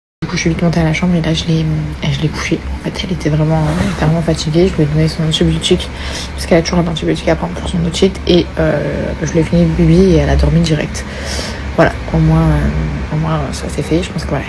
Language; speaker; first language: French; native; French